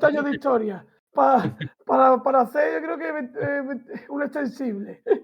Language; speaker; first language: Spanish; native; Spanish